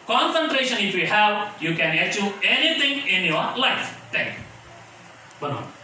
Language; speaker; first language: English; non-native, local second language; Kannada